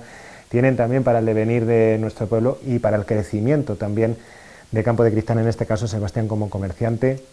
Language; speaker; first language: Spanish; native; Spanish